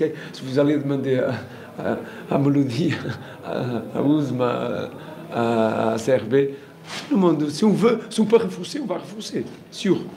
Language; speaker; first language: French; non-native, learner; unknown